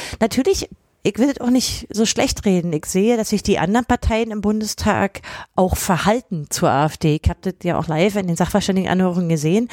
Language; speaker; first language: German; native; German